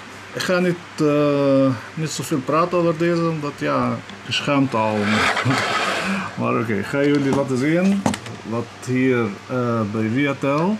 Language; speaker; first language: Dutch; non-native, fluent; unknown